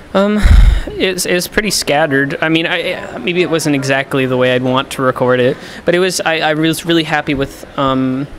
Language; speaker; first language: English; native; English